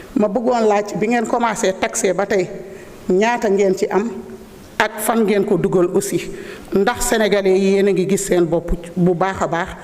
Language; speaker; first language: Wolof; non-native, local second language; Fula